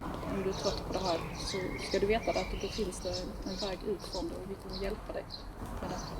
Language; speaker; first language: Swedish; native; Swedish